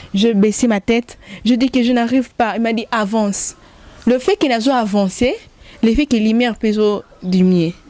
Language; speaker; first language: French; non-native, local second language; Lingala